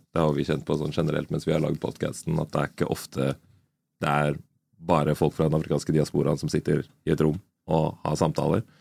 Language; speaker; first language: Norwegian; early bilingual, other home language; Nigerian Pidgin